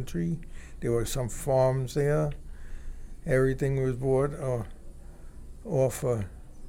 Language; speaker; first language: English; native; English